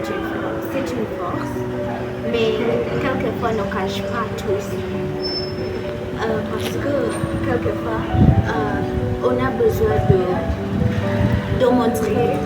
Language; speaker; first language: French; non-native, learner; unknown